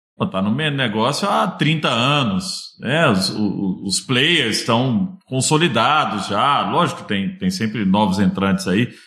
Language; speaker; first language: Portuguese; native; Portuguese